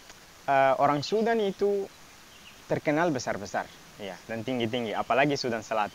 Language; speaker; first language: Indonesian; non-native, fluent; Arabic